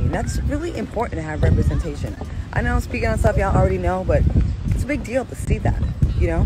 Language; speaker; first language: English; native; English